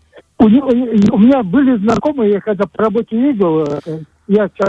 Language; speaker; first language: Russian; non-native, local second language; Buriat